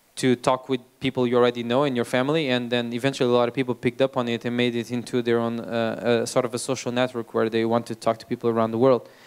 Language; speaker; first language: English; non-native, fluent; Portuguese